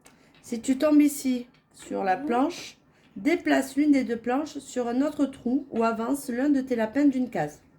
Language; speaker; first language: French; native; French